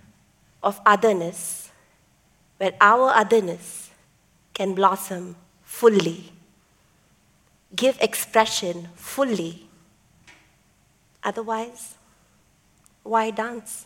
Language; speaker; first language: English; non-native, local second language; Tamil